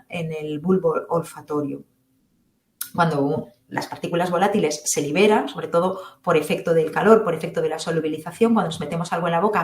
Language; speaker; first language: Spanish; native; Spanish